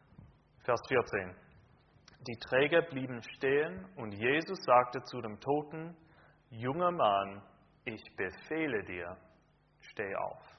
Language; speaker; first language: German; non-native, fluent; English